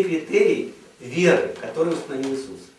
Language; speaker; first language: Russian; native; Russian